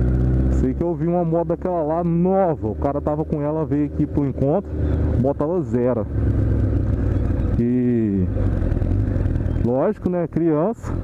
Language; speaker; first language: Portuguese; native; Portuguese